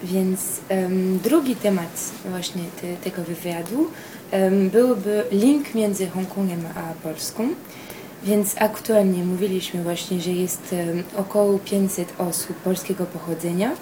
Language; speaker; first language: Polish; early bilingual, heritage; Polish